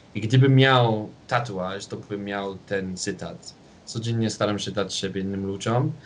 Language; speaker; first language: Polish; non-native, fluent; English